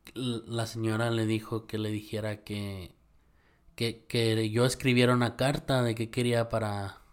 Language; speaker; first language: Spanish; early bilingual, heritage; Spanish